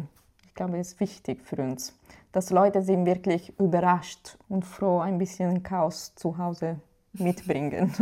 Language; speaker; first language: German; non-native, fluent; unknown